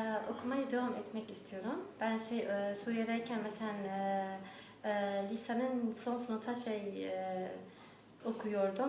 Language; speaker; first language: Turkish; non-native, learner; Arabic